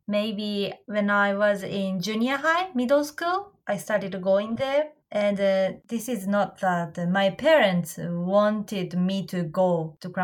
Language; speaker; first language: English; non-native, fluent; Japanese